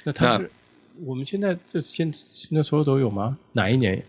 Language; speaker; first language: Chinese; native; Chinese